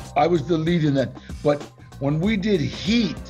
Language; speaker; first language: English; native; English